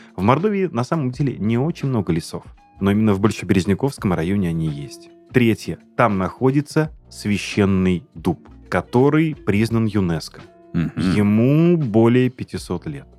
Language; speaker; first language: Russian; native; Russian